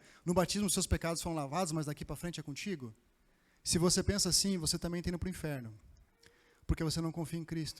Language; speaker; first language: Portuguese; native; Portuguese